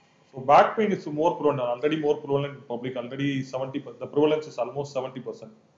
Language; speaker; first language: English; non-native, local second language; Tamil